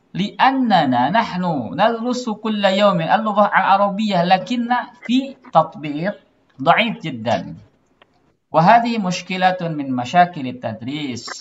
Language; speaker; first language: Arabic; non-native, fluent; Indonesian